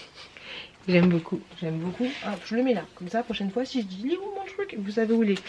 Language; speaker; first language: French; native; French